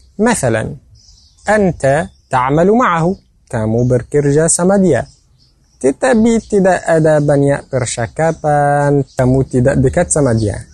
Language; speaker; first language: Indonesian; non-native, fluent; Arabic